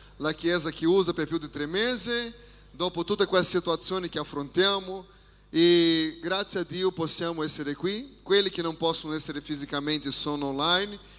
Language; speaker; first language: Italian; non-native, fluent; Portuguese